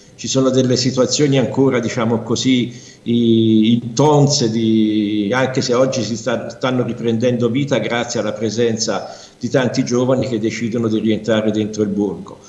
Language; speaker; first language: Italian; native; Italian